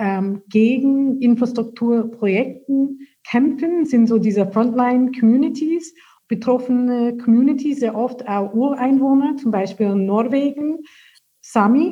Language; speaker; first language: German; non-native, fluent; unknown